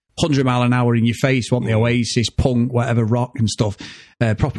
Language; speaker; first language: English; native; English